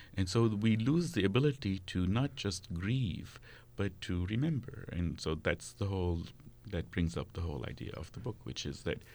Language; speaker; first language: English; non-native, fluent; Arabic